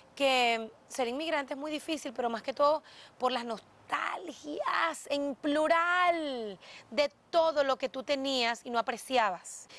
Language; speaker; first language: Spanish; native; Spanish